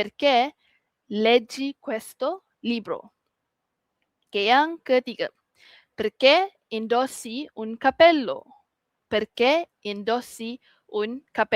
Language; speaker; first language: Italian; non-native, fluent; Malay